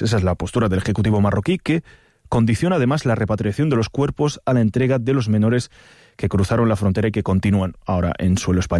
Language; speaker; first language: Spanish; native; Spanish